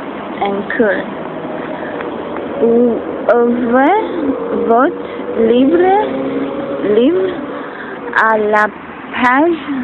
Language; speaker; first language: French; non-native, fluent; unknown